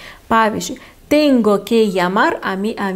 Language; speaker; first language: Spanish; non-native, fluent; Lithuanian